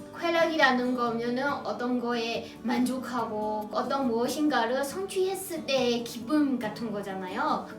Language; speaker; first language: Korean; non-native, fluent; Burmese